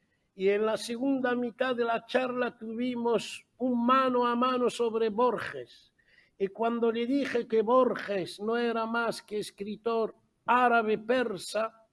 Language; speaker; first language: Spanish; non-native, fluent; Arabic